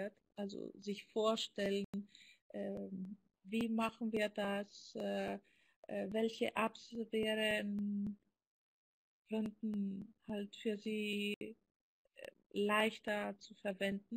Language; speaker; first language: German; non-native, fluent; Greek